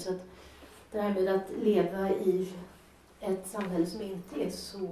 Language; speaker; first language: Swedish; native; Swedish